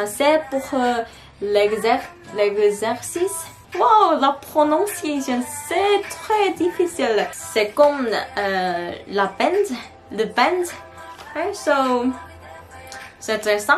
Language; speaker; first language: French; non-native, learner; Korean